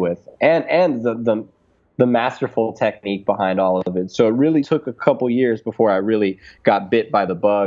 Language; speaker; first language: English; native; English